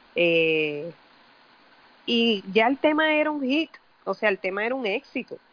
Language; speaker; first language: Spanish; native; Spanish